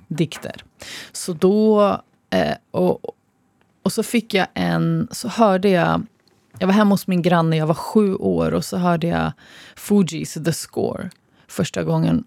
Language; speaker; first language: Swedish; early bilingual, other home language; Arabic